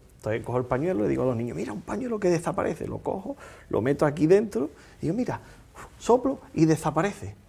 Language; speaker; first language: Spanish; native; Spanish